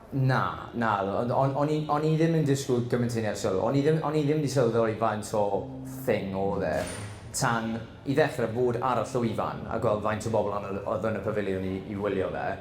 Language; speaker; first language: Welsh; non-native, local second language; English